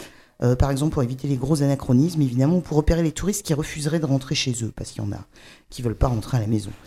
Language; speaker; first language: French; native; French